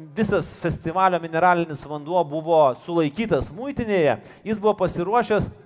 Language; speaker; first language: Lithuanian; native; Lithuanian